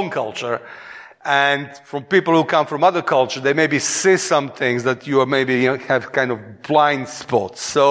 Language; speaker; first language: English; non-native, fluent; Serbian